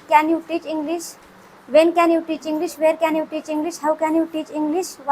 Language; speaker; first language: English; non-native, learner; Marathi